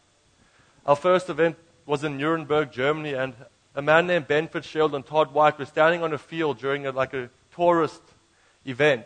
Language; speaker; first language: English; native; English